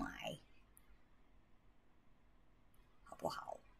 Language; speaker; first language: Cantonese; non-native, learner; Japanese